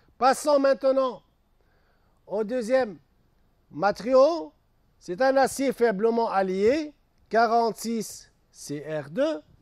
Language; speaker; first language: French; non-native, local second language; Arabic